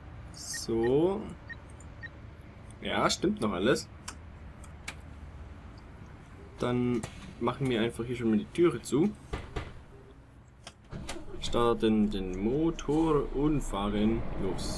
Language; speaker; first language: German; native; German